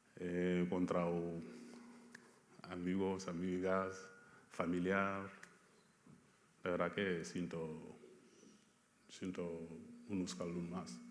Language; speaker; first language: Spanish; non-native, fluent; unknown